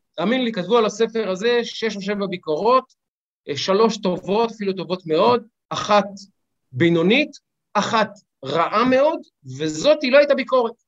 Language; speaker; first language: Hebrew; native; Hebrew